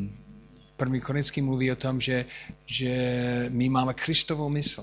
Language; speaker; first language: Czech; non-native, fluent; English